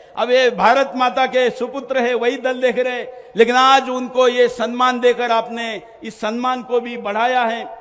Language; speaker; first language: Hindi; non-native, local second language; Marathi